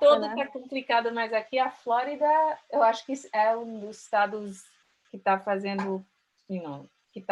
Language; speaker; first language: Portuguese; early bilingual, heritage; Portuguese